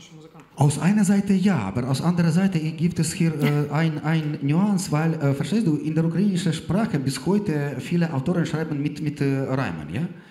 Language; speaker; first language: German; non-native, learner; Ukrainian